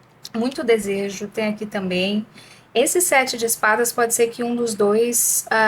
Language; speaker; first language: Portuguese; native; Portuguese